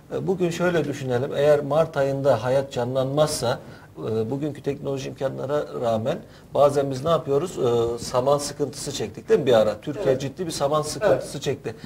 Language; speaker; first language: Turkish; native; Turkish